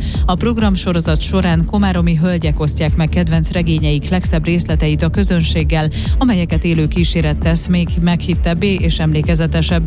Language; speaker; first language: Hungarian; native; Hungarian